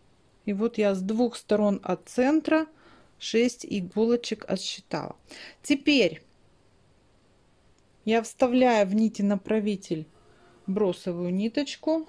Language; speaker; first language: Russian; native; Russian